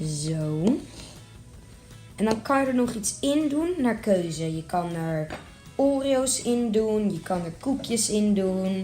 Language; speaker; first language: Dutch; native; Dutch